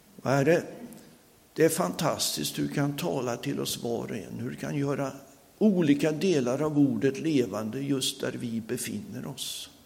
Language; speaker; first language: Swedish; native; Swedish